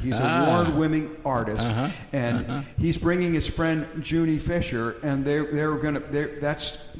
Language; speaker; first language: English; native; English